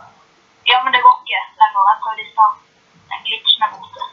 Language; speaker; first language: Norwegian; native; Norwegian